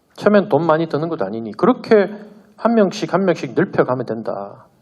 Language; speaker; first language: Korean; native; Korean